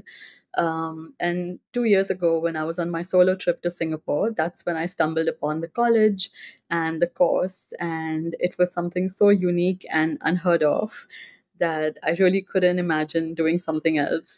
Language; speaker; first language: English; non-native, local second language; Hindi